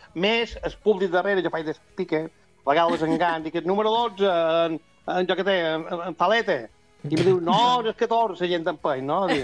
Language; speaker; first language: Catalan; native; Catalan